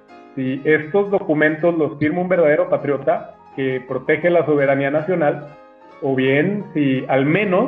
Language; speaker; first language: Spanish; native; Spanish